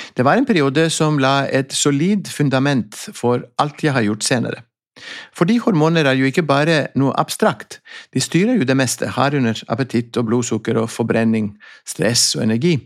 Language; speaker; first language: Norwegian; non-native, fluent; Greek